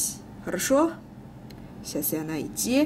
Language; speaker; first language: Russian; non-native, learner; Chinese